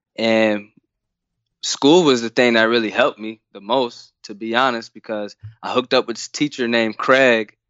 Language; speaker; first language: English; native; English